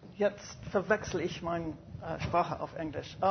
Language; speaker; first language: German; non-native, fluent; English